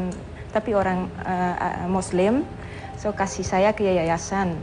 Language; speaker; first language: Indonesian; non-native, learner; Dutch